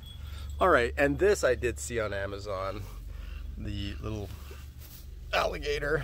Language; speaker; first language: English; native; English